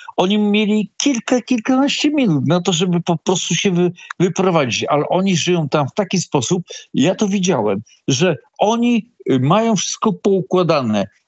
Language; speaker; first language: Polish; native; Polish